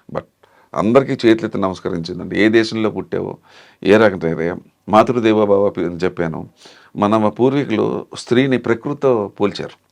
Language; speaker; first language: Telugu; native; Telugu